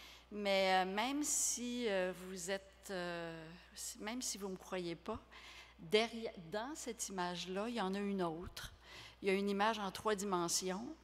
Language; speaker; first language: French; native; French